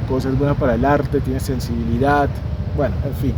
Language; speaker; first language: Spanish; native; Spanish